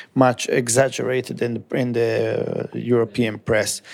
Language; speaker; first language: English; non-native, fluent; Italian